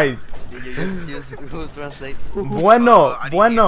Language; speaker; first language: Spanish; non-native, learner; English